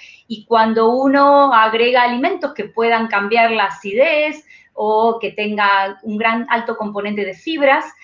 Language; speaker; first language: Spanish; native; Spanish